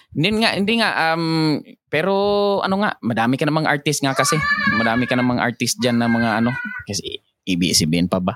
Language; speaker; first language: Filipino; non-native, local second language; Cebuano